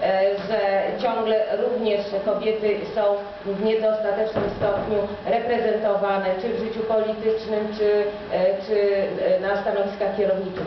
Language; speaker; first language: Polish; native; Polish